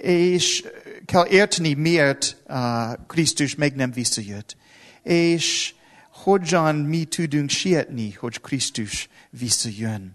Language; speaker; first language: Hungarian; non-native, learner; English